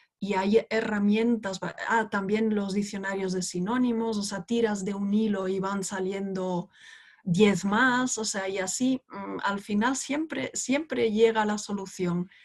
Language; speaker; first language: Spanish; non-native, fluent; Dutch